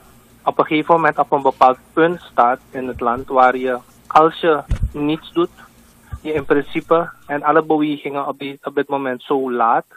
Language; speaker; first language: Dutch; native; Dutch